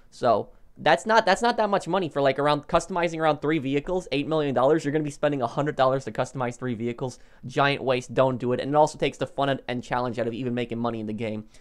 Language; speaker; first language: English; native; English